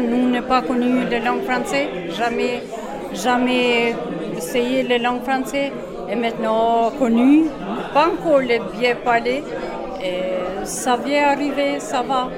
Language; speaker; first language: French; non-native, learner; Albanian